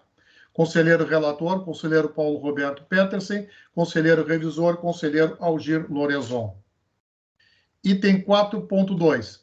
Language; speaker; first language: Portuguese; native; Portuguese